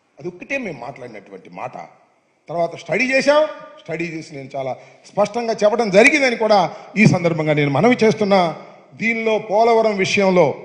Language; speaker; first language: Telugu; native; Telugu